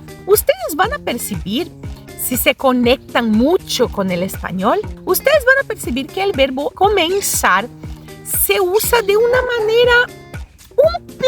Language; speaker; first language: Spanish; non-native, fluent; Portuguese